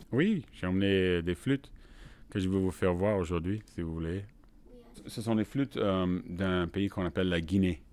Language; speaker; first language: French; non-native, fluent; English